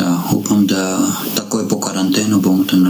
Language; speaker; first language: Slovenian; non-native, learner; Armenian